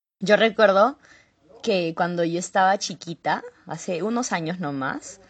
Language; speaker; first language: Spanish; native; Spanish